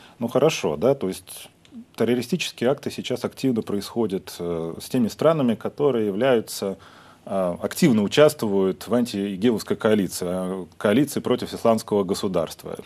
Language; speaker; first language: Russian; native; Russian